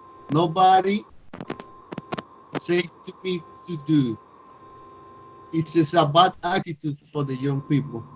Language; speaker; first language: English; non-native, learner; Spanish